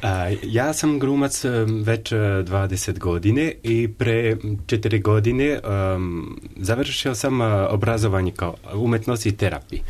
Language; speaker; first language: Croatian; non-native, learner; French